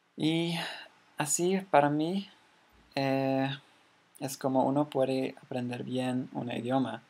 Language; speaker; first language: Spanish; non-native, fluent; English